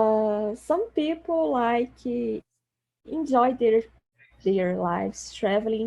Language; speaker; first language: English; non-native, learner; Portuguese